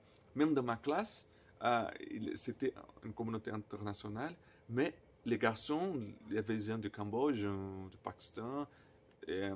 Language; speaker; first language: French; non-native, fluent; Portuguese